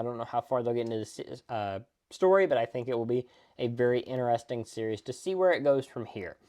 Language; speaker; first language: English; native; English